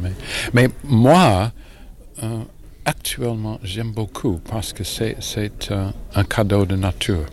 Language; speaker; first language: French; non-native, learner; English